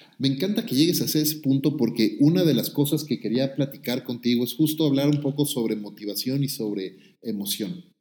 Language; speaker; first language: Spanish; native; Spanish